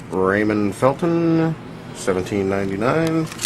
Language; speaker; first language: English; native; English